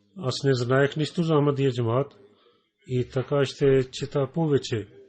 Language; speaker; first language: Bulgarian; non-native, fluent; Urdu